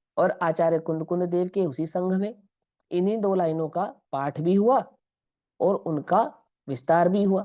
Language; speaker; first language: Hindi; non-native, local second language; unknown